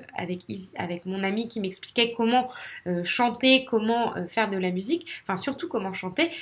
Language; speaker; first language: French; native; French